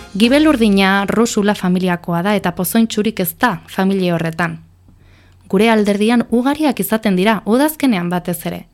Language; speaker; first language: Basque; native; Basque